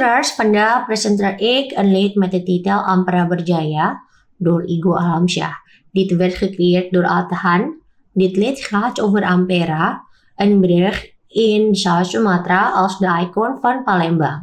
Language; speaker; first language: Dutch; non-native, fluent; Indonesian